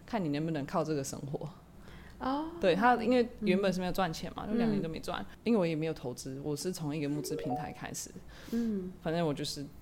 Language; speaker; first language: Chinese; non-native, fluent; German